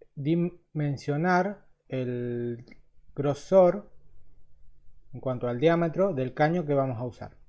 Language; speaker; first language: Spanish; native; Spanish